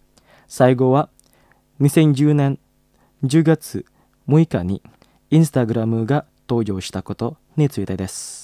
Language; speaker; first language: Japanese; non-native, fluent; Indonesian